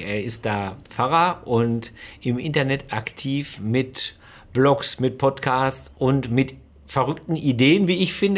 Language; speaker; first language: German; native; German